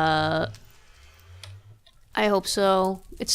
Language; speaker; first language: English; native; English